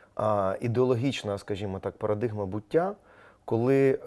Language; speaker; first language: Ukrainian; non-native, local second language; Russian